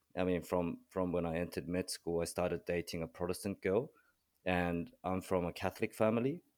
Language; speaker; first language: English; early bilingual, other home language; Korean